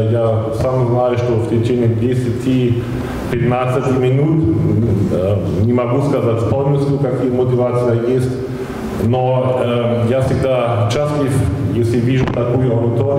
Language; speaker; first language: Russian; non-native, fluent; German